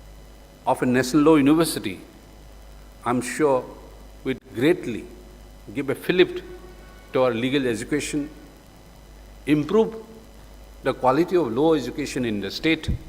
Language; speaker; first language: English; non-native, local second language; Manipuri